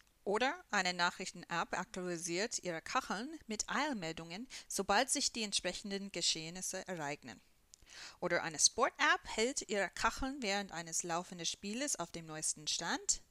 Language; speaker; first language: German; non-native, fluent; English